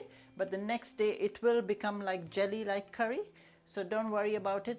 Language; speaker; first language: English; native; English